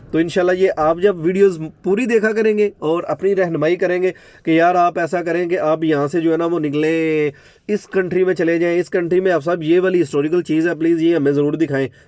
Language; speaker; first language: Urdu; non-native, local second language; Punjabi